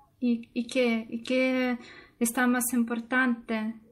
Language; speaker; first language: Spanish; non-native, learner; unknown